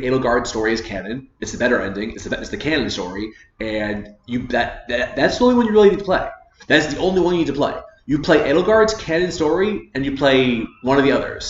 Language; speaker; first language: English; native; English